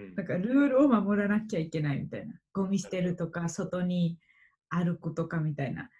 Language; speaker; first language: Japanese; non-native, fluent; Georgian